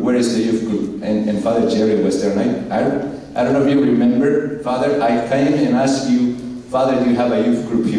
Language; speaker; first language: English; non-native, fluent; Spanish